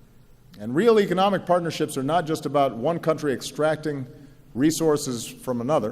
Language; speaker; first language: English; native; English